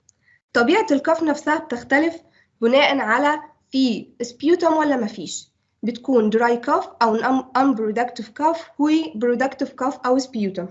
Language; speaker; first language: Arabic; native; Arabic